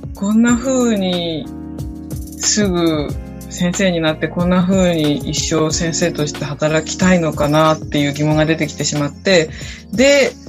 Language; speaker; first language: Japanese; native; Japanese